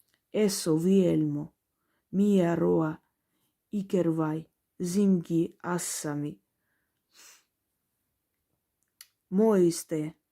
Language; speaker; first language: Russian; native; Russian